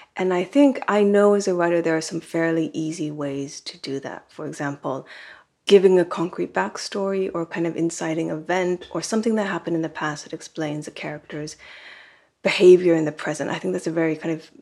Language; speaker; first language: English; native; English